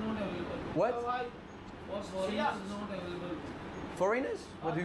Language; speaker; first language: English; non-native, learner; French